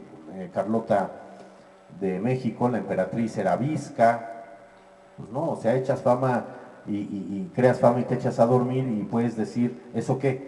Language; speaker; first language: Spanish; native; Spanish